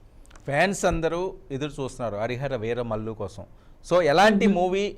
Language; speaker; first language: Telugu; native; Telugu